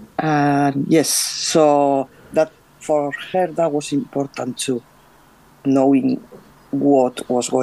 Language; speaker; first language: English; non-native, fluent; Spanish